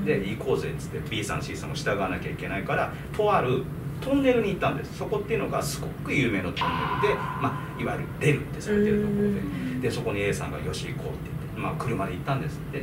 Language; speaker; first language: Japanese; native; Japanese